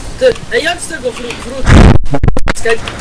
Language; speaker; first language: Polish; native; Polish